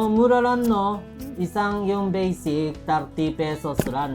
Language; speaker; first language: Filipino; non-native, learner; Japanese